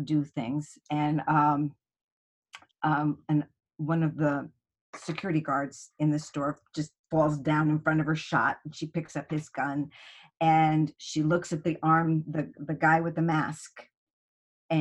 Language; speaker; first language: English; native; English